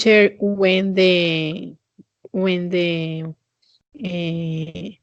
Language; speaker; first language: English; non-native, fluent; Spanish